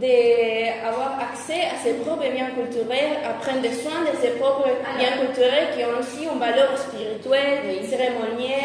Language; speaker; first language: French; non-native, fluent; Spanish